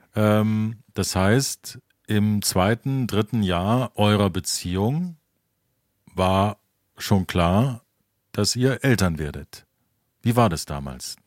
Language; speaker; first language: German; native; German